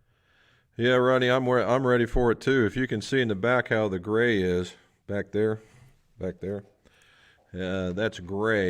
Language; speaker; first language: English; native; English